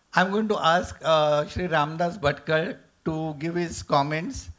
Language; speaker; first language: English; non-native, local second language; Marathi